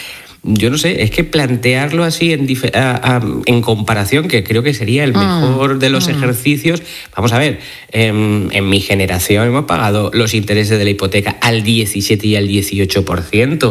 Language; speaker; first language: Spanish; native; Spanish